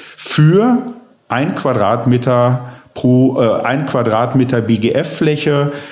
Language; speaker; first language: German; native; German